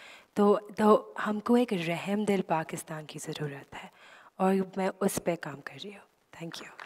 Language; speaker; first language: Urdu; native; Urdu